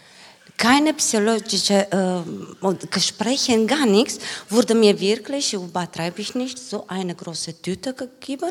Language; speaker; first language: German; non-native, learner; Romanian